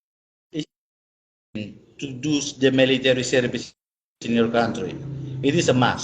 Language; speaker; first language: English; non-native, learner; Indonesian